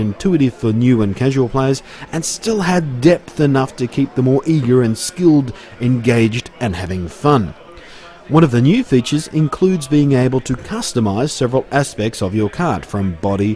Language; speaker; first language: English; native; English